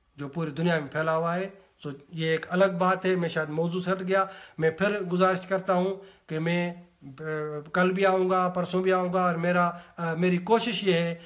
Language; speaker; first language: Urdu; non-native, local second language; Sindhi